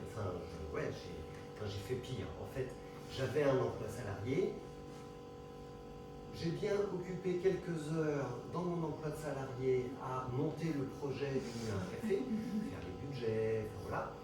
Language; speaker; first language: French; native; French